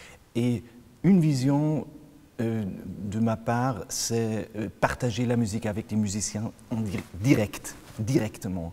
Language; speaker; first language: French; non-native, fluent; German